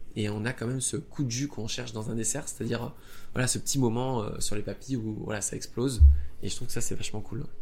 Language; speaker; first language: French; native; French